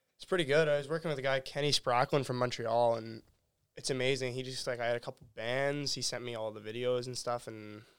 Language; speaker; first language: English; native; English